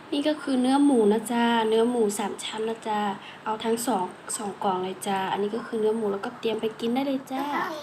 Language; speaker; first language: Thai; non-native, local second language; Hmong